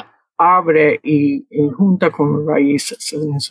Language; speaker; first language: Spanish; early bilingual, heritage; Spanish